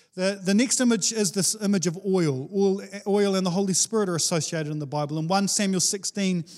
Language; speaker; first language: English; native; English